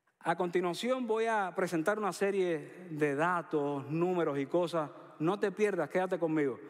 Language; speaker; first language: Spanish; native; Spanish